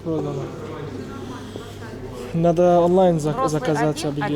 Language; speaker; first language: Russian; non-native, learner; French